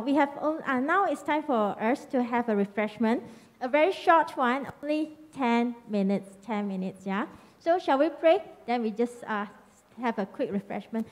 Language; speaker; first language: English; non-native, local second language; Chinese